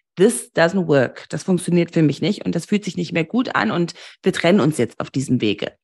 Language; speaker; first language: German; early bilingual, heritage; German